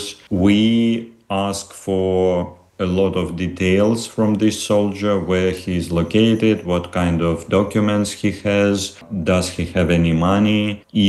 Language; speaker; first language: English; non-native, fluent; Russian